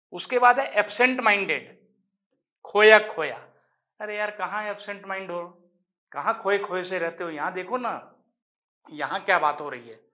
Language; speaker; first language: Hindi; native; Hindi